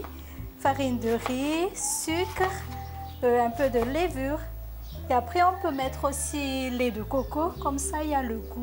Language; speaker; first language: French; non-native, learner; Malagasy